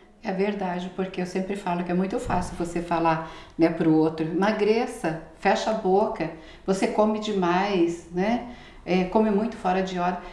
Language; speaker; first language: Portuguese; native; Portuguese